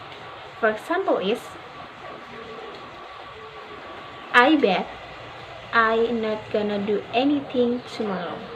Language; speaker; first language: English; non-native, learner; Indonesian